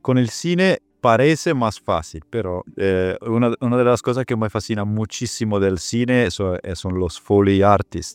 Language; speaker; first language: Spanish; non-native, fluent; Italian